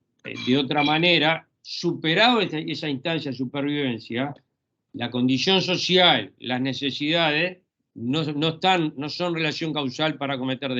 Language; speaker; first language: Spanish; native; Spanish